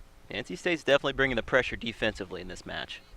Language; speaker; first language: English; native; English